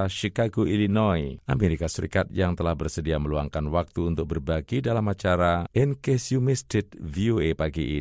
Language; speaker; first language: Indonesian; native; Indonesian